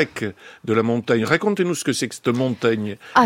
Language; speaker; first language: French; native; French